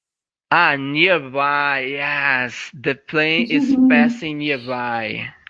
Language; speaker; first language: English; non-native, learner; Portuguese